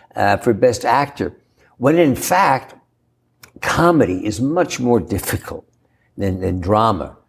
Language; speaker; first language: English; native; English